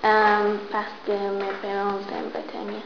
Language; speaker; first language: French; non-native, learner; English